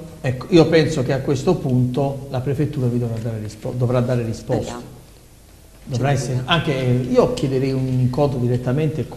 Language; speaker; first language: Italian; native; Italian